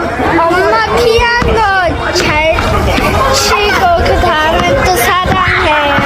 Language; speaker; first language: Korean; early bilingual, heritage; Korean